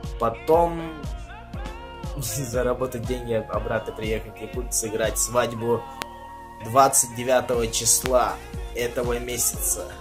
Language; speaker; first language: Russian; non-native, local second language; Yakut